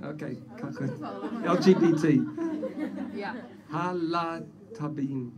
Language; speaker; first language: Hebrew; non-native, fluent; English